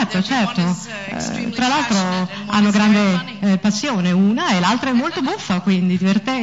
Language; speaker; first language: Italian; native; Italian